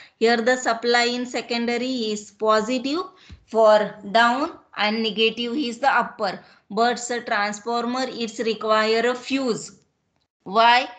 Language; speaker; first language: English; non-native, local second language; Marathi